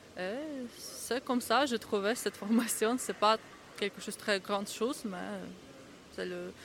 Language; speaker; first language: French; non-native, learner; Ukrainian